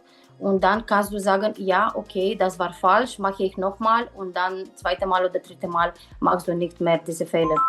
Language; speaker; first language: German; non-native, learner; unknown